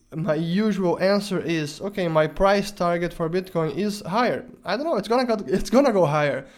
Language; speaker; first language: English; non-native, fluent; Portuguese